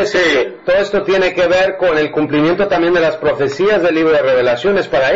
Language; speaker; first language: Spanish; native; Spanish